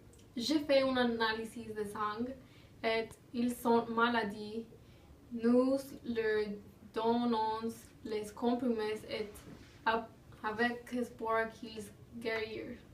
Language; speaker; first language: French; non-native, learner; English